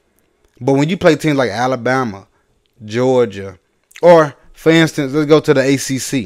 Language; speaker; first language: English; native; English